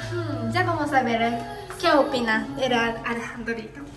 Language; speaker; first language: Spanish; non-native, learner; Japanese